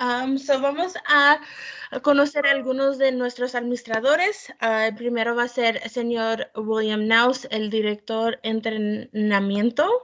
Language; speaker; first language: Spanish; early bilingual, heritage; Spanish